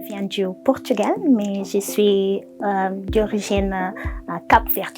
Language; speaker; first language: French; non-native, learner; Portuguese